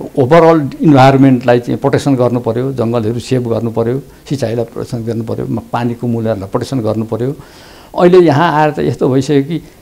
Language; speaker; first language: Nepali; native; Nepali